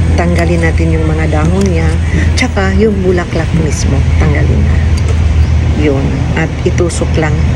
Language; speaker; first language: Filipino; non-native, local second language; Cebuano